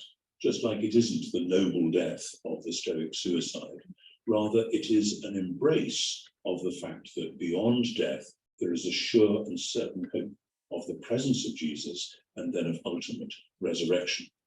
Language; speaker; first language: English; native; English